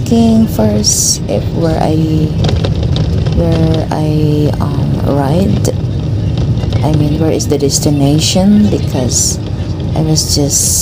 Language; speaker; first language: English; non-native, local second language; Filipino